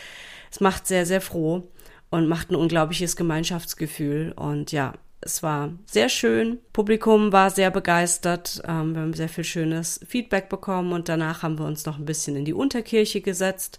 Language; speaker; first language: German; native; German